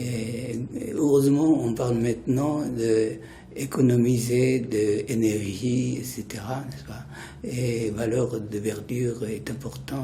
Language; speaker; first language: French; non-native, fluent; Japanese